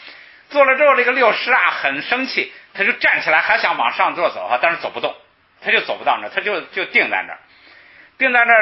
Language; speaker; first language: Chinese; native; Chinese